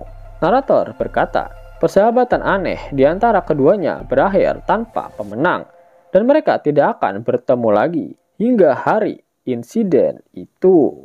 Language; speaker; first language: Indonesian; native; Indonesian